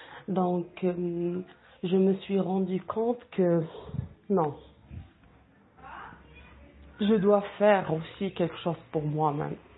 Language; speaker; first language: French; non-native, local second language; Arabic